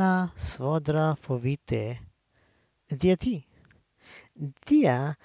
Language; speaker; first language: Greek; non-native, learner; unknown